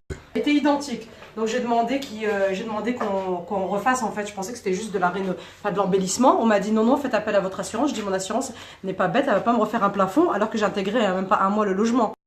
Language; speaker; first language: French; native; French